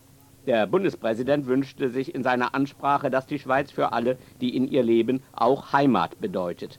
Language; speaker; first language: German; native; German